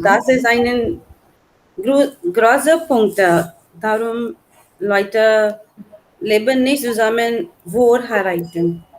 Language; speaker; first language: German; non-native, learner; Hindi